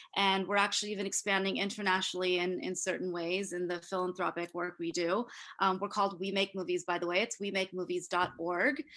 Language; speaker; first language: English; early bilingual, other home language; Hindi